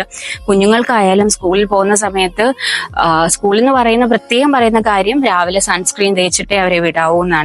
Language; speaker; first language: Malayalam; native; Malayalam